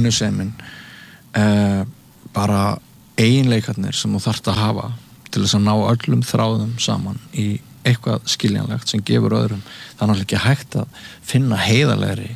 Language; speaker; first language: Icelandic; native; Icelandic